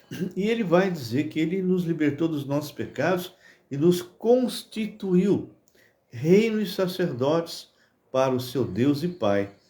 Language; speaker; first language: Portuguese; native; Portuguese